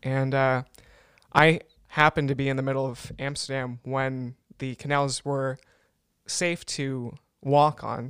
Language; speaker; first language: English; native; English